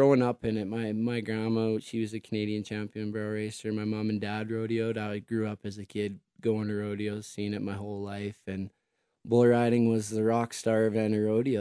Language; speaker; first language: English; native; English